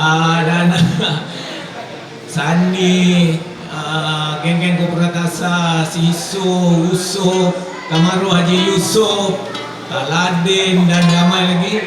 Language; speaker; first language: Malay; native; Malay